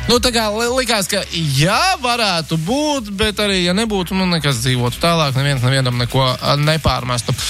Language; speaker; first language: Latvian; native; Latvian